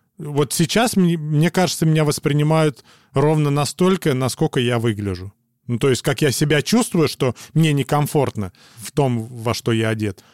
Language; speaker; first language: Russian; native; Russian